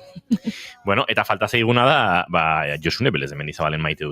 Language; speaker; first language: Basque; native; Basque